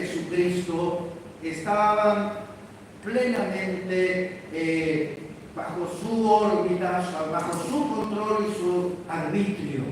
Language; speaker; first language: Spanish; native; Spanish